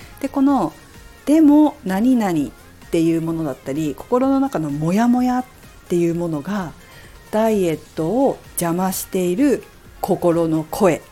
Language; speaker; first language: Japanese; native; Japanese